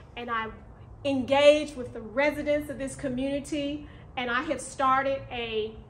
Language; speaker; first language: English; native; English